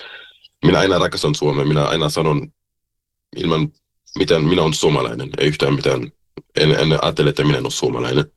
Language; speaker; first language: Finnish; early bilingual, heritage; German